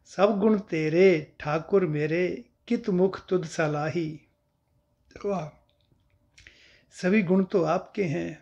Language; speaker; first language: Hindi; non-native, local second language; Punjabi